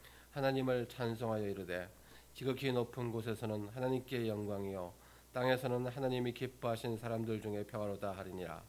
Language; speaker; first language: Korean; native; Korean